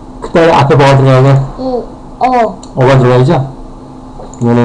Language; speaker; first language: Korean; native; Korean